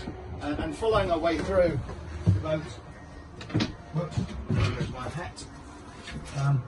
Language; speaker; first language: English; native; English